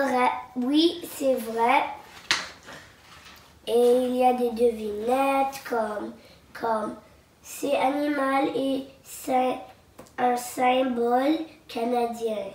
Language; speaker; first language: French; non-native, local second language; English